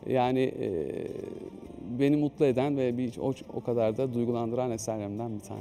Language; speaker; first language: Turkish; native; Turkish